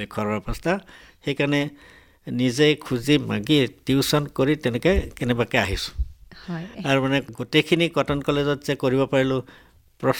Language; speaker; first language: Assamese; native; Assamese